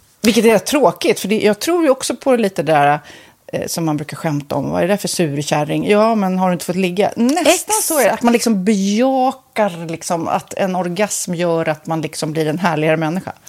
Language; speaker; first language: Swedish; native; Swedish